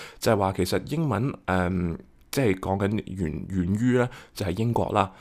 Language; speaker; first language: Cantonese; early bilingual, heritage; Cantonese